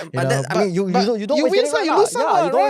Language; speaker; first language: English; native; English